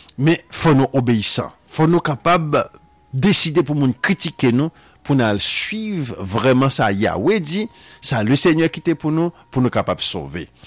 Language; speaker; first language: French; non-native, local second language; Haitian Creole